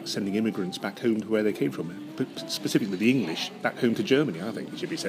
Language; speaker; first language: English; native; English